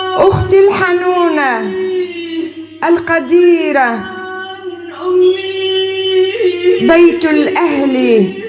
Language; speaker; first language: Arabic; non-native, local second language; Kurdish